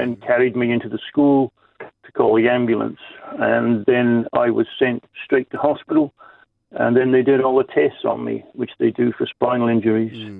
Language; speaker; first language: English; native; English